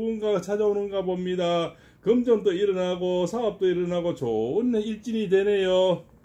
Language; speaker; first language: Korean; native; Korean